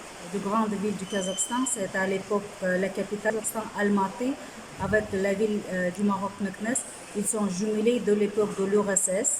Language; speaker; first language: French; non-native, fluent; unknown